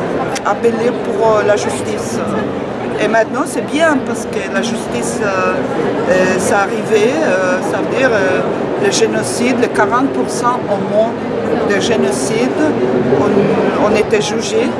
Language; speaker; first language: French; non-native, fluent; Spanish